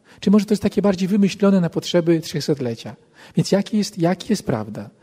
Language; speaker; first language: Polish; native; Polish